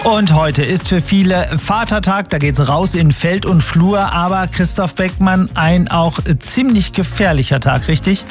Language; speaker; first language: German; native; German